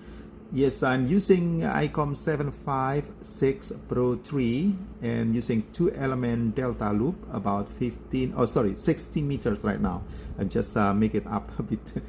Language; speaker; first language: English; non-native, learner; Indonesian